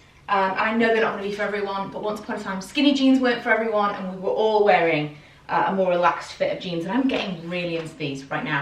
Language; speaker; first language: English; native; English